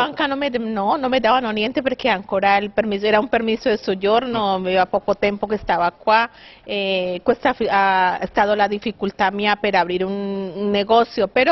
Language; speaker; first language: Italian; non-native, fluent; Spanish